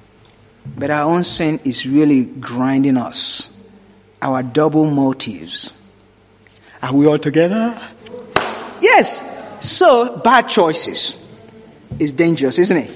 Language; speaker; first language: English; non-native, local second language; Yoruba